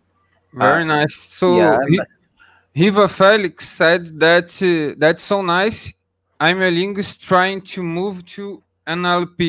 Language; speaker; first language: English; non-native, learner; Portuguese